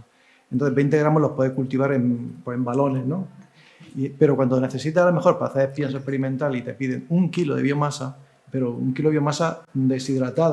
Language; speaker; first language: Spanish; native; Spanish